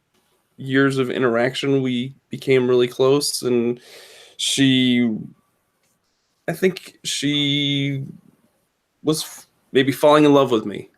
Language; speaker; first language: English; native; English